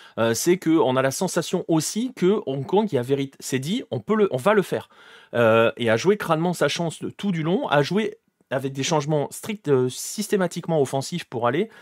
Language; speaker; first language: French; native; French